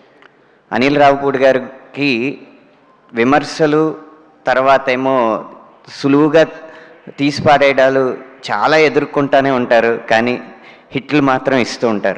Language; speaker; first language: Telugu; native; Telugu